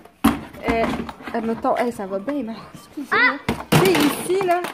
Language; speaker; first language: French; native; French